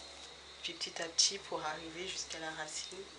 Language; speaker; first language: French; native; French